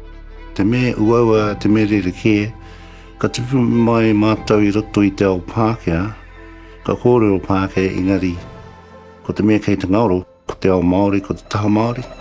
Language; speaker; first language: Māori; non-native, local second language; English